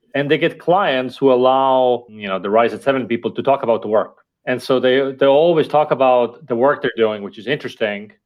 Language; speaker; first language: English; non-native, fluent; Estonian